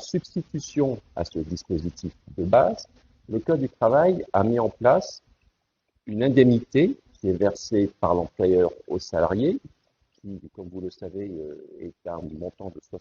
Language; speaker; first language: French; native; French